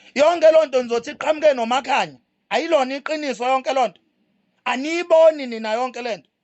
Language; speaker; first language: Zulu; native; Zulu